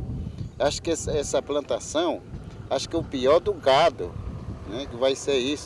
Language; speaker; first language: Portuguese; non-native, local second language; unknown